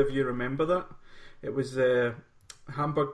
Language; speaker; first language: English; native; English